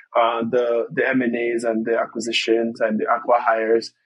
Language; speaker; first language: English; non-native, fluent; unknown